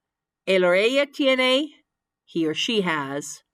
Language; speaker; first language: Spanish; non-native, fluent; English